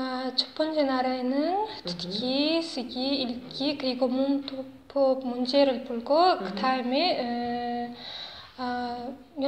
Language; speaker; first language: Korean; non-native, learner; Uzbek